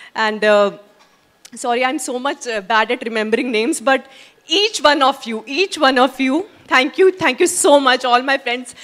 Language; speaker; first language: English; non-native, local second language; Hindi